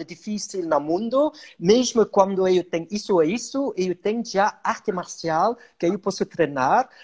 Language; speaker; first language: Portuguese; non-native, learner; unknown